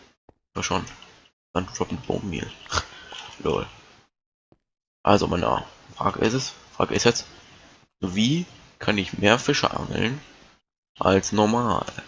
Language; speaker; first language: German; native; German